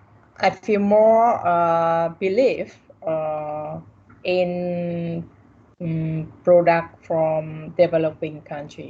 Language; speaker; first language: English; non-native, learner; Vietnamese